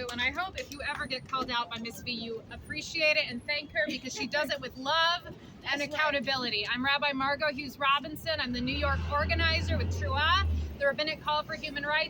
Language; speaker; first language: English; native; English